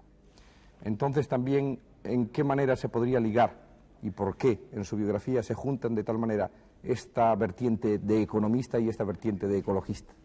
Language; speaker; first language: Spanish; native; Spanish